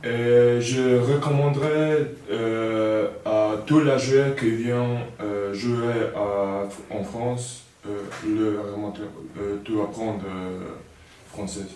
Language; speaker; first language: French; non-native, learner; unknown